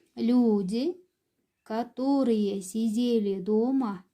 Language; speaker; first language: Russian; non-native, local second language; Kyrgyz